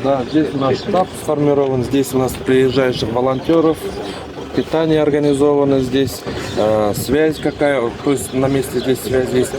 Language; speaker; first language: Russian; native; Russian